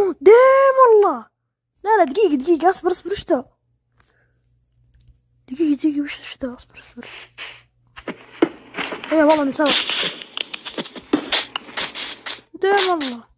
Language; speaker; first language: Arabic; native; Arabic